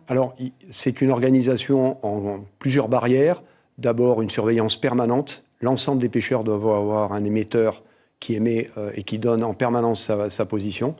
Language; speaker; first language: French; native; French